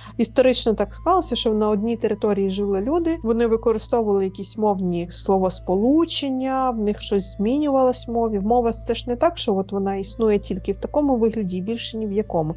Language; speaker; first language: Ukrainian; native; Ukrainian